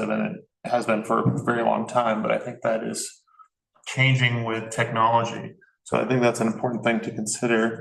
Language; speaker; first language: English; native; English